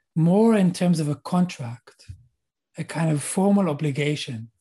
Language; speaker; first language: English; non-native, fluent; Hebrew